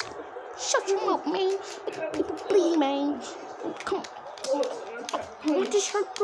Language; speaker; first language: English; native; English